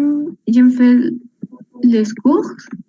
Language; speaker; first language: French; non-native, learner; Spanish